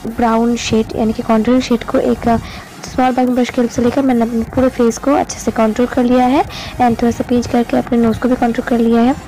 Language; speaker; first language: Hindi; non-native, local second language; Bangla